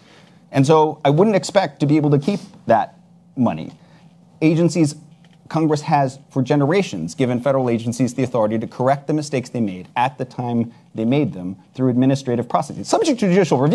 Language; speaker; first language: English; native; English